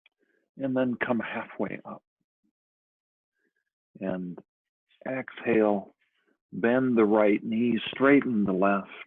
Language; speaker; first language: English; native; English